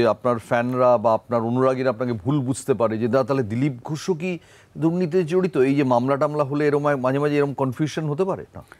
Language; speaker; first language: Bangla; native; Bangla